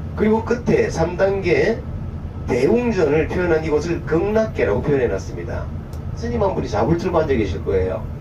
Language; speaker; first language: Korean; native; Korean